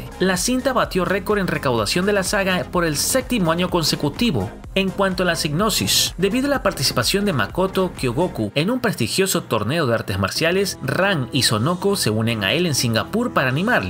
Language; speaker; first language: Spanish; native; Spanish